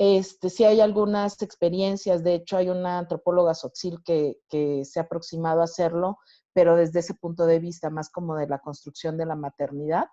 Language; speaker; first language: Spanish; native; Spanish